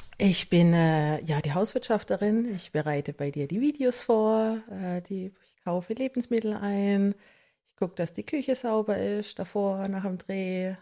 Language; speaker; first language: German; native; German